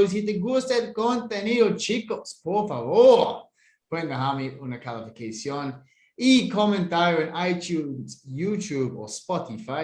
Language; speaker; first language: Spanish; non-native, fluent; English